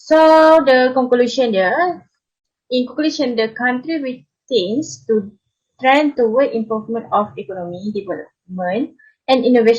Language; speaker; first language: English; non-native, learner; Malay